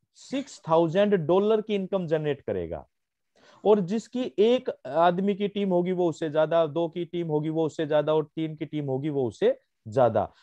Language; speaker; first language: Hindi; native; Hindi